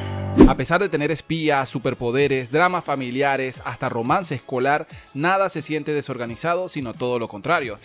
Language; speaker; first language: Spanish; native; Spanish